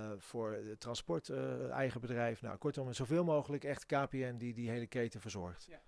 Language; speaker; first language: Dutch; native; Dutch